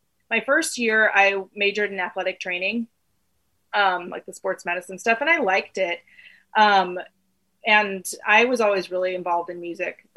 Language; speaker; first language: English; native; English